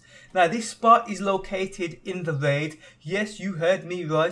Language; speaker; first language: English; native; English